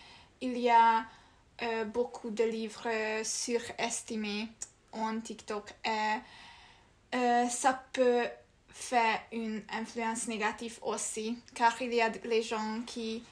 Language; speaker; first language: French; non-native, learner; Hungarian